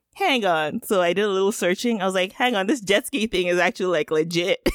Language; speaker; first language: English; non-native, local second language; Yoruba